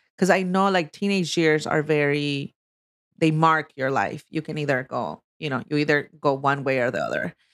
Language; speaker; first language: English; non-native, fluent; Spanish